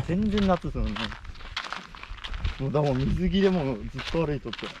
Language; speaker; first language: Japanese; native; Japanese